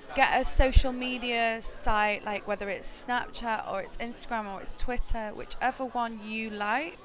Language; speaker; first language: English; native; English